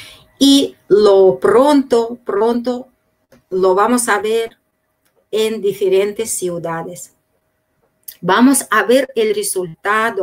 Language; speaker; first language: Spanish; non-native, fluent; Russian